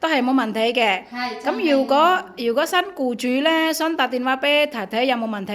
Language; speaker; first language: Cantonese; native; Cantonese